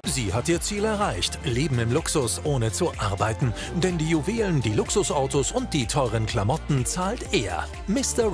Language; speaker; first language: German; native; German